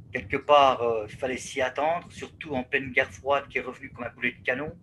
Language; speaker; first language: French; native; French